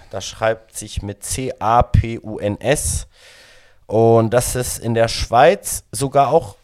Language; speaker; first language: German; non-native, local second language; Romansh